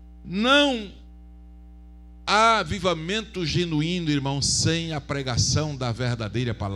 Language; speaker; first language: Portuguese; native; Portuguese